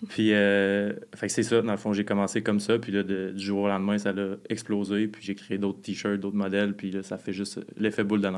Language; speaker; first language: French; native; French